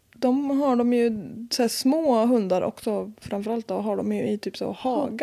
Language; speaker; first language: Swedish; native; Swedish